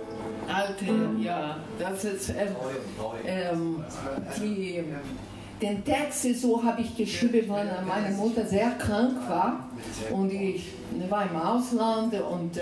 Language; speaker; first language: German; non-native, fluent; Portuguese